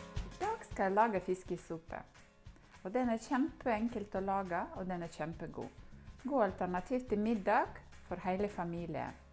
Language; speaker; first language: Norwegian; non-native, learner; Ukrainian